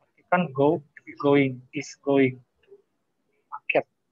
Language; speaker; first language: English; non-native, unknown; Indonesian